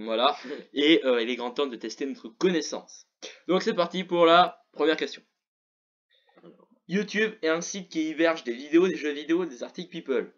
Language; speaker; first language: French; native; French